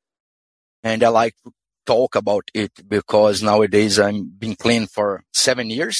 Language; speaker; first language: English; non-native, fluent; Portuguese